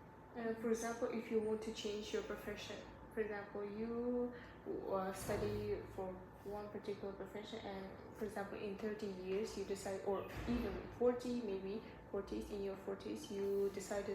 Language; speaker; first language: English; non-native, learner; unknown